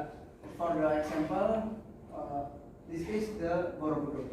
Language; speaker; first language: English; non-native, learner; Indonesian